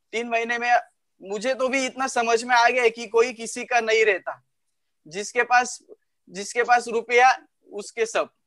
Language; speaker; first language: Hindi; non-native, local second language; Marathi